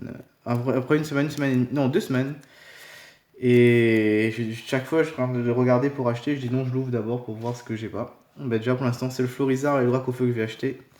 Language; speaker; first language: French; native; French